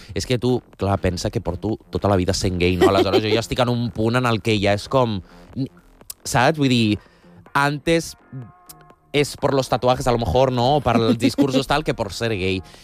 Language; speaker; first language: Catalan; non-native, local second language; Spanish